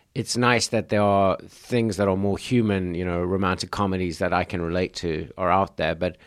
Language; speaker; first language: English; native; English